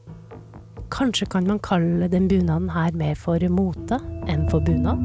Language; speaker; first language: Norwegian; native; Norwegian